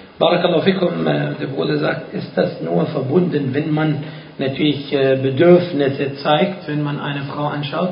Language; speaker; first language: German; non-native, fluent; Arabic